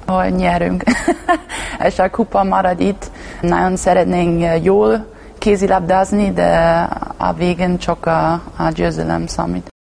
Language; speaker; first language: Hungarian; non-native, learner; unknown